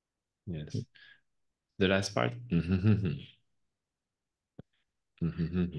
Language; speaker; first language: English; non-native, fluent; French